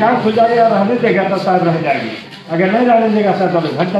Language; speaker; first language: Hindi; native; Hindi